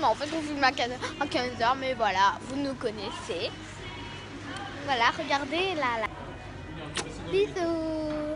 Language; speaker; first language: French; native; French